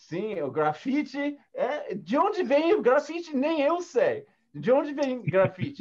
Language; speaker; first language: Portuguese; non-native, learner; English